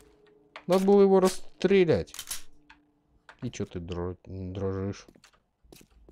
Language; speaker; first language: Russian; native; Russian